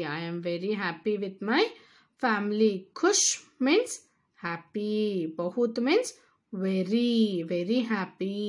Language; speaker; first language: Hindi; non-native, local second language; Kannada